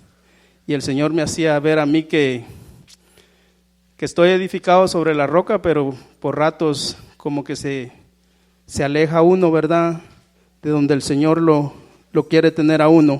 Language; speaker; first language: Spanish; native; Spanish